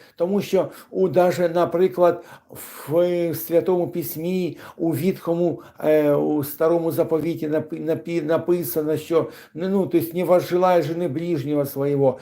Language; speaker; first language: Ukrainian; non-native, local second language; Russian